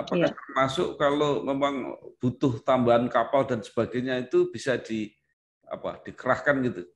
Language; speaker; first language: Indonesian; native; Indonesian